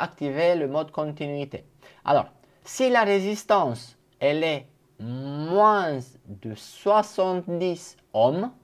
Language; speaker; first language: French; non-native, fluent; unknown